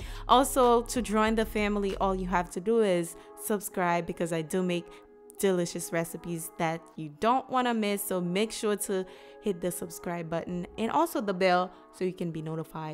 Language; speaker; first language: English; native; English